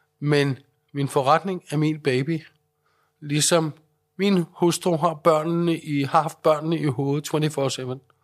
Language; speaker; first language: Danish; native; Danish